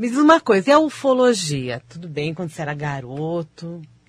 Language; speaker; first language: Portuguese; native; Portuguese